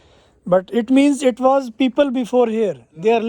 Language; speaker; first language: English; non-native, learner; Urdu